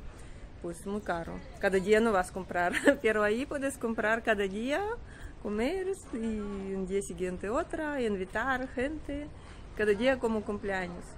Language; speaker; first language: Spanish; non-native, learner; Russian